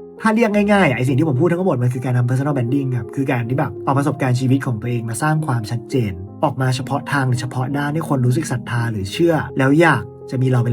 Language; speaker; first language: Thai; native; Thai